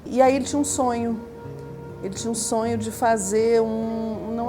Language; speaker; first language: Portuguese; native; Portuguese